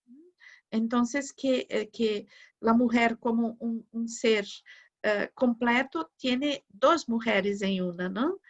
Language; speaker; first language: Spanish; non-native, learner; Portuguese